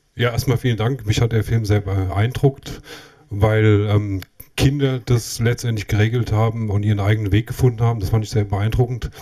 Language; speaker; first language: German; native; German